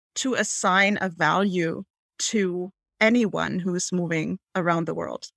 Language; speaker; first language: English; non-native, fluent; German